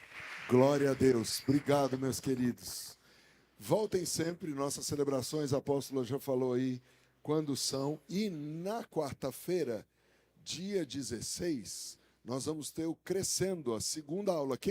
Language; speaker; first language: Portuguese; native; Portuguese